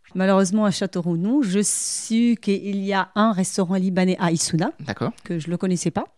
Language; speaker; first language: French; non-native, local second language; Arabic